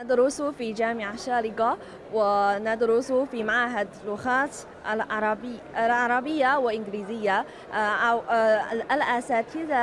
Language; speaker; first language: Arabic; non-native, learner; Chinese